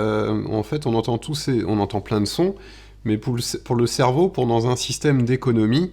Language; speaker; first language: French; native; French